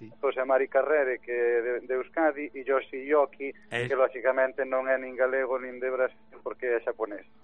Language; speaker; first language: Galician; native; Galician